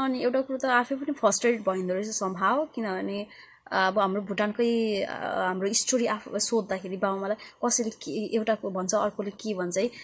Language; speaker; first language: Nepali; early bilingual, heritage; Nepali